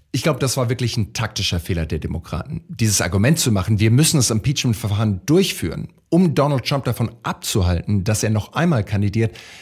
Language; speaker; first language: German; native; German